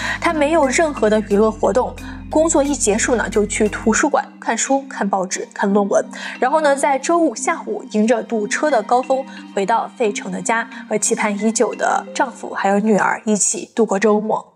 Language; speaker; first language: Chinese; native; Chinese